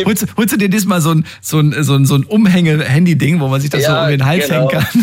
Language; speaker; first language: German; native; German